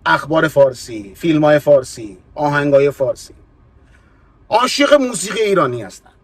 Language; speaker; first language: Persian; early bilingual, other home language; Punjabi